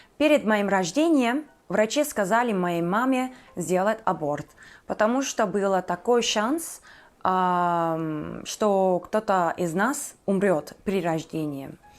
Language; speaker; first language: Russian; non-native, fluent; Turkish